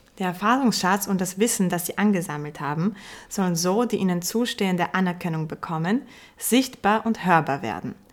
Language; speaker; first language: German; early bilingual, other home language; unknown